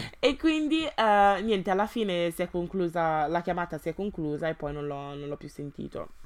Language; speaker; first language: Italian; early bilingual, other home language; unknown